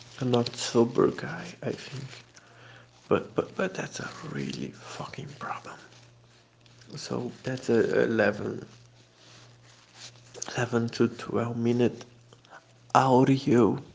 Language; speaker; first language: English; non-native, fluent; Portuguese